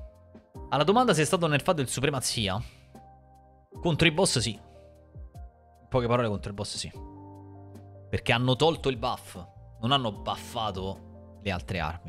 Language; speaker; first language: Italian; native; Italian